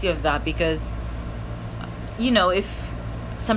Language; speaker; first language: English; non-native, fluent; Portuguese